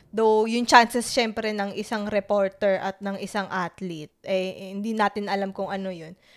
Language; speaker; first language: Filipino; native; Filipino